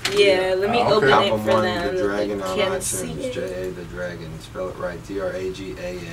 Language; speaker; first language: English; native; English